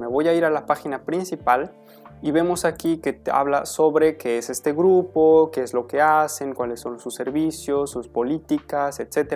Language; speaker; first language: Spanish; native; Spanish